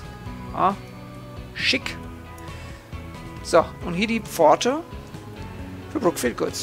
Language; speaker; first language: German; native; German